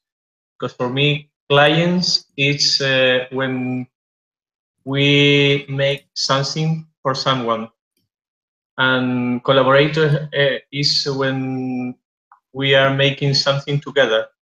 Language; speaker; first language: English; non-native, fluent; Spanish